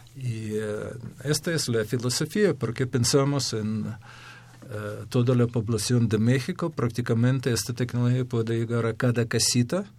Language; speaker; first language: Spanish; non-native, fluent; Ukrainian